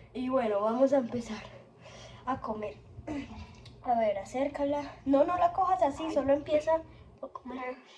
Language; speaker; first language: Spanish; native; Spanish